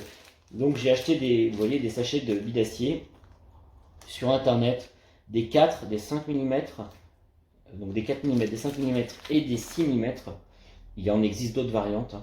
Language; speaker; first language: French; native; French